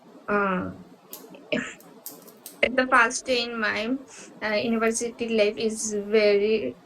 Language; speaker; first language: English; non-native, learner; Bangla